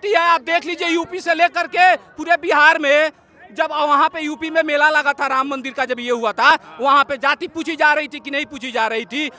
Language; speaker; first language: Hindi; native; Hindi